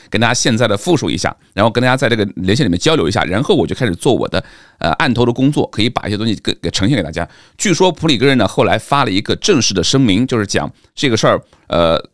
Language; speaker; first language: Chinese; native; Chinese